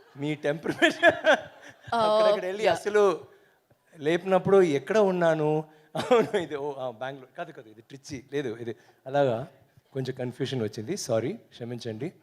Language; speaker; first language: Telugu; non-native, learner; Tamil